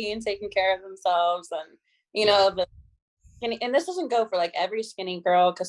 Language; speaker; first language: English; native; English